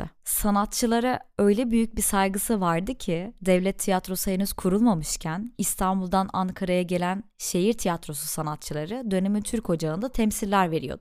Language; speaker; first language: Turkish; native; Turkish